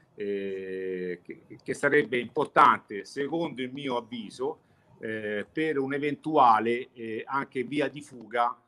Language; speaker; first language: Italian; native; Italian